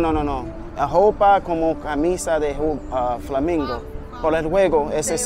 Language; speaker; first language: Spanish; non-native, learner; English